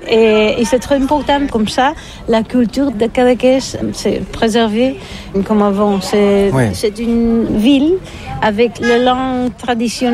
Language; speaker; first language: French; non-native, learner; Catalan